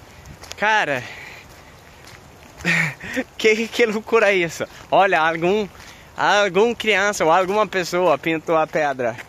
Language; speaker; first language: Portuguese; non-native, fluent; Swedish